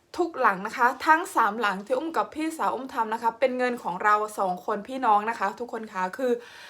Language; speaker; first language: Thai; non-native, local second language; Khmer